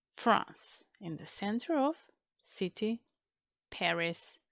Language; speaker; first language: English; non-native, fluent; Macedonian